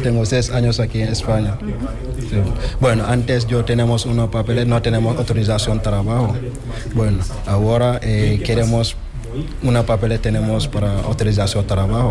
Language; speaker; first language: Spanish; non-native, learner; Wolof